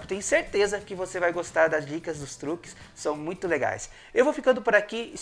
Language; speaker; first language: Portuguese; native; Portuguese